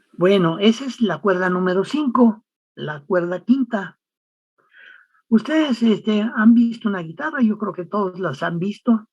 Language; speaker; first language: Spanish; native; Spanish